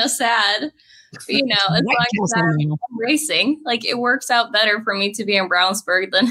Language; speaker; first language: English; non-native, fluent; Norwegian